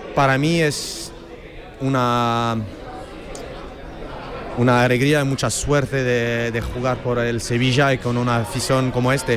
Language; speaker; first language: Spanish; non-native, fluent; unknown